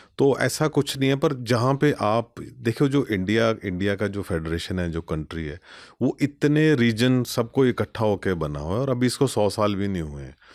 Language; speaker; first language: Hindi; non-native, local second language; Punjabi